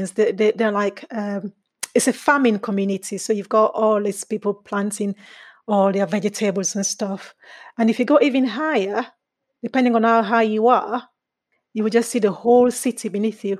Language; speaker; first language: English; non-native, local second language; Krio